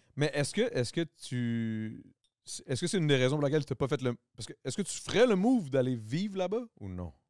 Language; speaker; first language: French; native; French